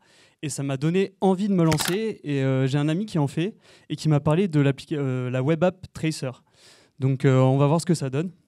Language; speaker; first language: French; native; French